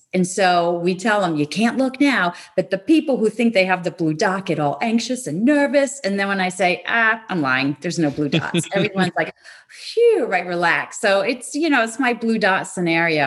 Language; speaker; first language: English; native; English